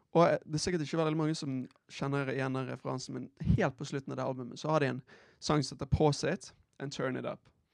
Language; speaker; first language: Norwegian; native; Norwegian